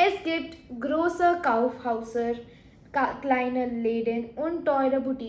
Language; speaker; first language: German; non-native, learner; Hindi